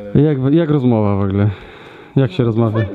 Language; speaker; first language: Polish; native; Polish